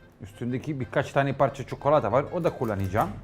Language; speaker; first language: Turkish; non-native, learner; Italian